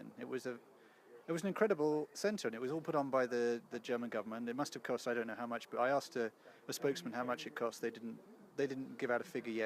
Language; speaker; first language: English; native; English